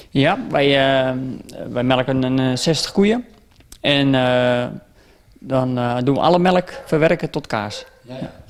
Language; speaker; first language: Dutch; native; Dutch